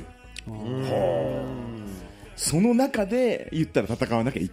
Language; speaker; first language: Japanese; native; Japanese